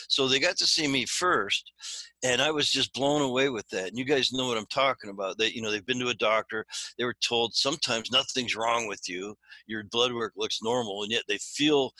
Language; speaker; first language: English; native; English